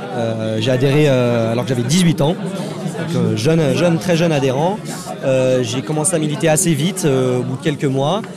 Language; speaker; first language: French; native; French